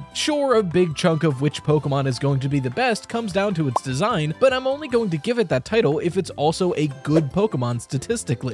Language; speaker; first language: English; native; English